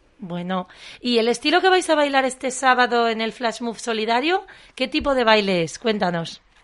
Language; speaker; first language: Spanish; native; Spanish